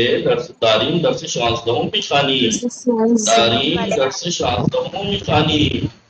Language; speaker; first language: Persian; non-native, fluent; Urdu